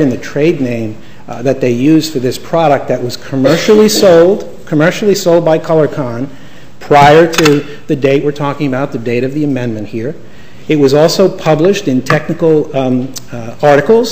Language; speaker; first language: English; native; English